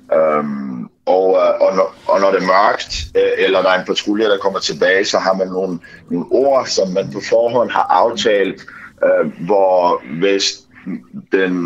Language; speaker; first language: Danish; early bilingual, other home language; Ukrainian